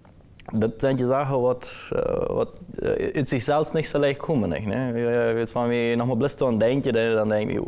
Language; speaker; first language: German; non-native, local second language; Plautdietsch